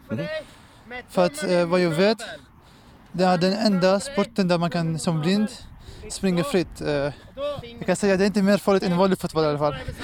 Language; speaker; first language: Swedish; non-native, fluent; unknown